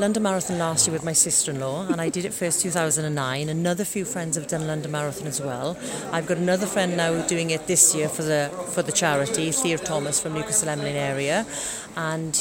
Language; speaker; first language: English; native; English